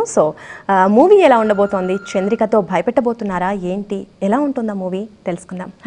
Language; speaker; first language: Telugu; native; Telugu